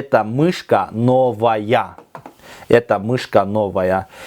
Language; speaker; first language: Russian; non-native, local second language; Kyrgyz